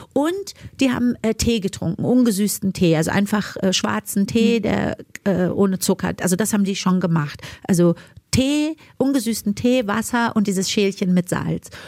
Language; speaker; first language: German; early bilingual, other home language; Persian